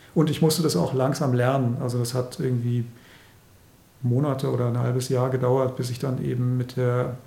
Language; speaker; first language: German; native; German